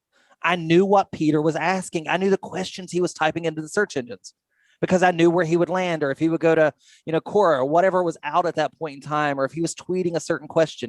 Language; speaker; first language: English; native; English